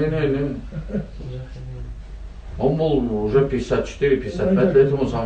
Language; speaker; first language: Russian; non-native, learner; Azerbaijani